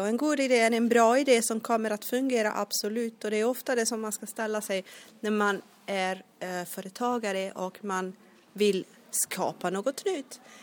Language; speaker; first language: Swedish; non-native, fluent; Italian